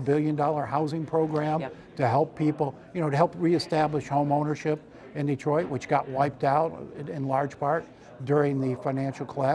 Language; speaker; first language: English; native; English